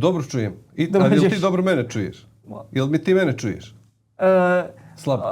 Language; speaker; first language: Bosnian; native; Bosnian